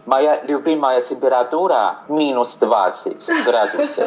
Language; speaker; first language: Russian; non-native, fluent; Chinese